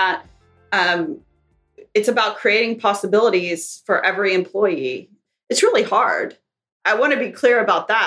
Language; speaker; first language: English; native; English